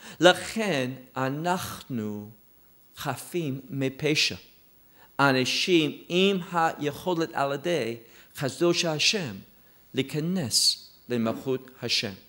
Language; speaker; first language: Hebrew; non-native, fluent; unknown